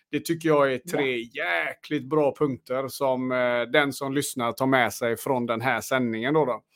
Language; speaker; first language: Swedish; native; Swedish